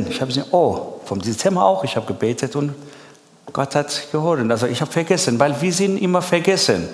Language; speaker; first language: German; non-native, learner; Persian